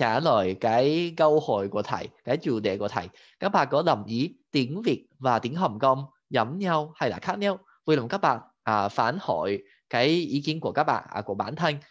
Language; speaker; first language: Vietnamese; non-native, fluent; Cantonese